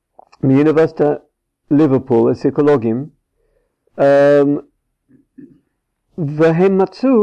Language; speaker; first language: Hebrew; non-native, fluent; English